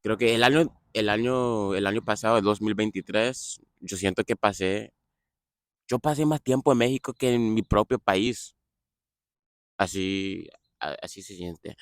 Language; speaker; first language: Spanish; non-native, fluent; English